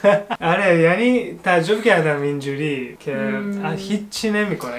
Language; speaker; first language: Persian; non-native, fluent; Japanese